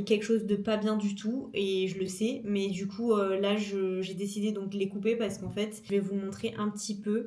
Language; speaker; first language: French; native; French